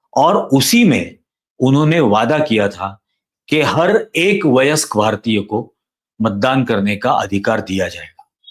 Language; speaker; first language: Hindi; non-native, local second language; Marathi